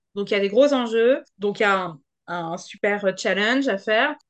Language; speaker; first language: French; native; French